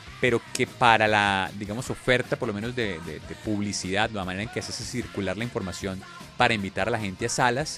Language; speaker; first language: Spanish; native; Spanish